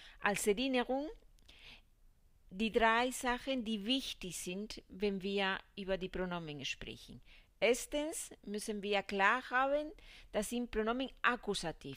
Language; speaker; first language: German; non-native, fluent; Spanish